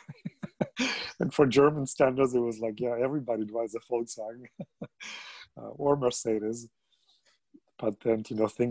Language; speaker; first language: English; non-native, fluent; German